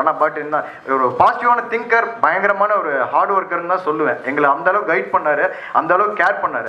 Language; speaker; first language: Tamil; native; Tamil